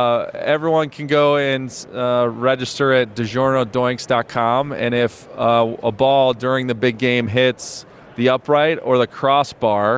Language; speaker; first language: English; native; English